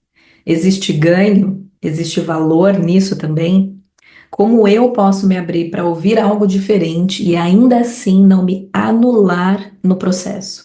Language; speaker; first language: Portuguese; native; Portuguese